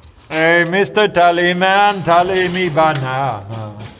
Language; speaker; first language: English; non-native, fluent; Swedish